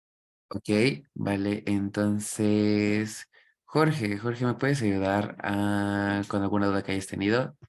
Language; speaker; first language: Spanish; native; Spanish